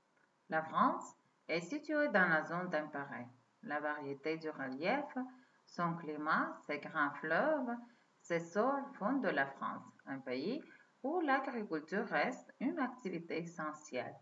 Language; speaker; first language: French; non-native, fluent; Uzbek